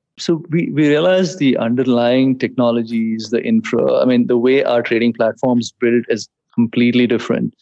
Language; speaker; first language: English; non-native, local second language; Hindi